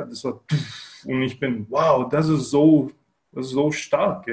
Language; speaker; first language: German; non-native, learner; Kyrgyz